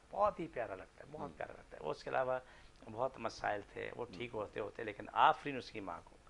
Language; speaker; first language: Urdu; non-native, local second language; Punjabi